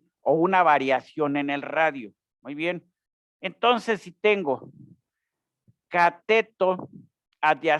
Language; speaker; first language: Spanish; native; Spanish